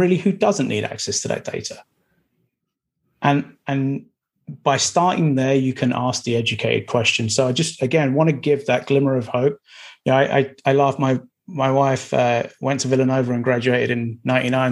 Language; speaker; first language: English; native; English